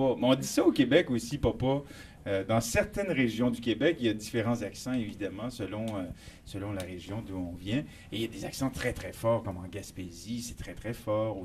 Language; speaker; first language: French; native; French